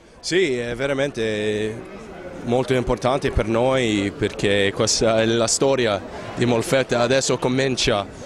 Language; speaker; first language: Italian; non-native, learner; Spanish